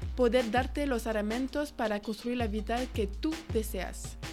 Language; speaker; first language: Spanish; non-native, fluent; French